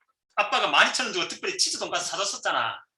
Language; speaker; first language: Korean; native; Korean